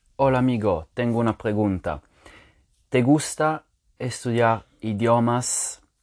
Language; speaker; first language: Spanish; non-native, fluent; French